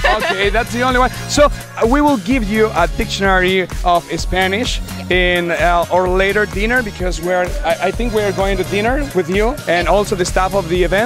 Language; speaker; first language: English; non-native, fluent; Spanish